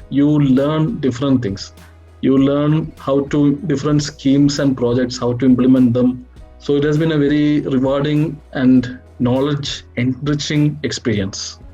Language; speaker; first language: English; non-native, local second language; Malayalam